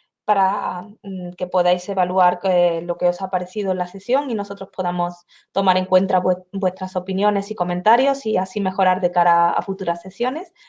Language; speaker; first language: Spanish; native; Spanish